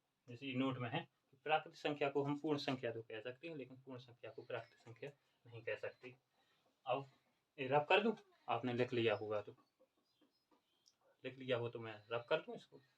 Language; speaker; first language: Hindi; native; Hindi